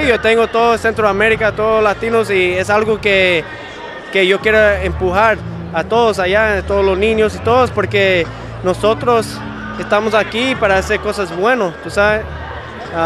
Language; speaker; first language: Spanish; early bilingual, heritage; Spanish